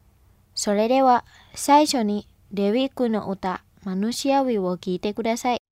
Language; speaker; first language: Japanese; non-native, fluent; Indonesian